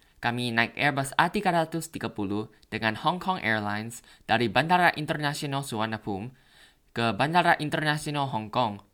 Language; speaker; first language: Indonesian; non-native, learner; Thai